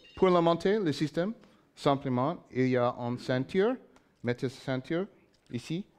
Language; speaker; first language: French; non-native, learner; English